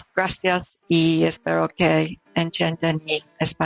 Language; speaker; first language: Spanish; non-native, learner; English